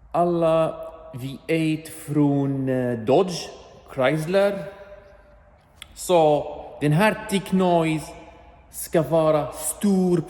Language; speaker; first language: Swedish; non-native, learner; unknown